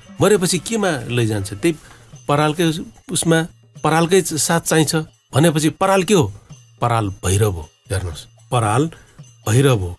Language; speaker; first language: Nepali; non-native, local second language; Newari